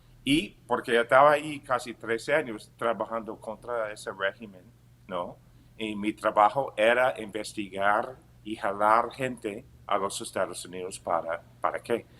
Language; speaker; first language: Spanish; non-native, fluent; English